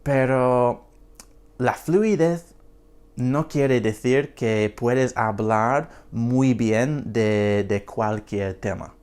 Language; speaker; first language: Spanish; non-native, fluent; English